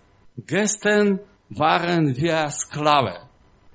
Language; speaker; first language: German; non-native, learner; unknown